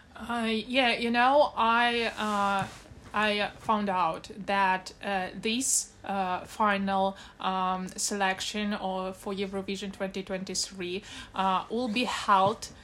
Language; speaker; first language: English; non-native, fluent; Ukrainian